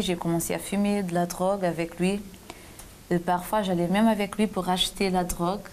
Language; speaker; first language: French; non-native, fluent; Portuguese